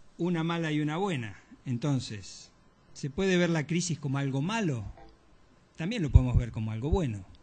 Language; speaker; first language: Spanish; native; Spanish